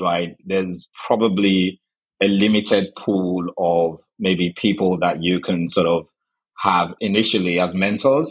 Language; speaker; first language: English; non-native, local second language; Yoruba